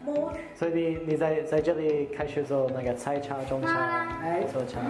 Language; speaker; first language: Chinese; non-native, learner; English